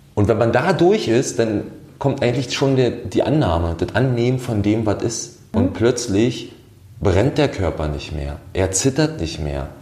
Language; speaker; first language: German; native; German